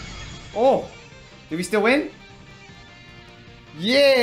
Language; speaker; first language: English; native; English